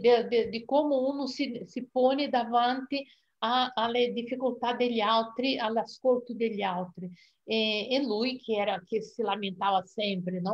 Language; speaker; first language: Italian; non-native, fluent; Portuguese